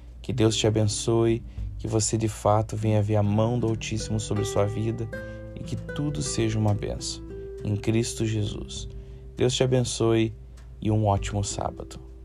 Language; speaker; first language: Portuguese; native; Portuguese